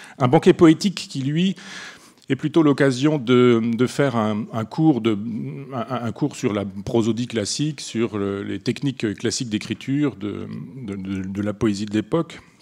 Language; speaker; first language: French; native; French